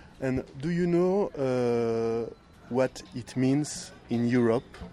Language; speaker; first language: English; non-native, learner; French